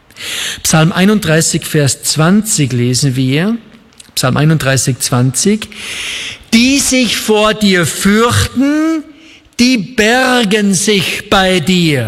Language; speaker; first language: German; native; German